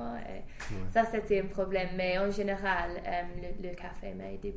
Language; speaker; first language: French; non-native, fluent; English